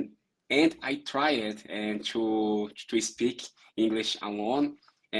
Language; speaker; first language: English; non-native, learner; Portuguese